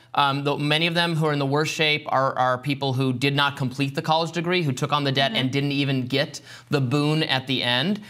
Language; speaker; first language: English; native; English